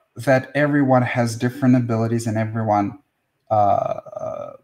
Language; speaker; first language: English; non-native, fluent; Russian